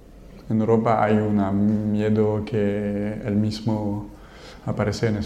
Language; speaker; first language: Spanish; non-native, fluent; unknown